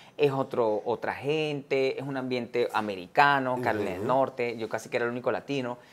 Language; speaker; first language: Spanish; native; Spanish